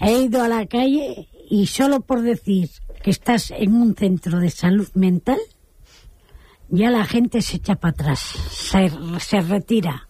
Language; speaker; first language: Spanish; native; Spanish